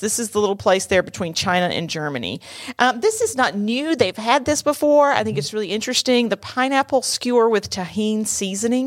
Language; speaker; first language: English; native; English